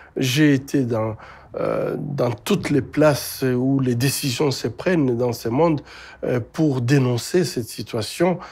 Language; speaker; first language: French; non-native, local second language; Swahili